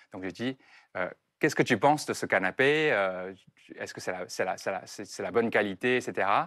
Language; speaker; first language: French; non-native, fluent; Chinese